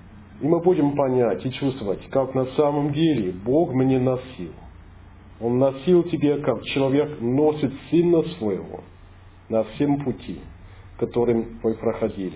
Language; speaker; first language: Russian; non-native, fluent; English